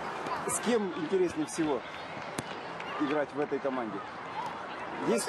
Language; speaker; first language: Russian; native; Russian